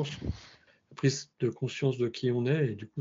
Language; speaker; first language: French; native; French